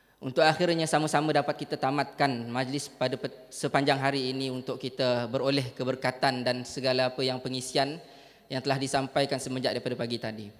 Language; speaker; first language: Malay; native; Malay